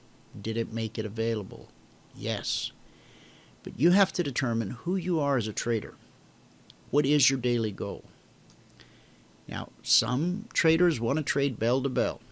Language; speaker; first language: English; native; English